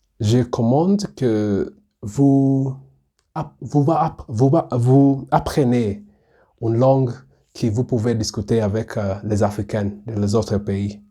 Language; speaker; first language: French; non-native, learner; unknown